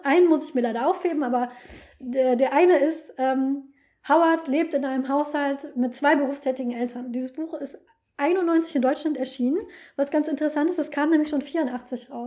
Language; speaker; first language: German; native; German